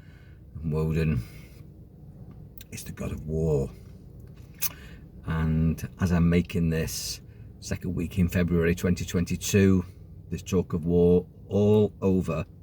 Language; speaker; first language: English; native; English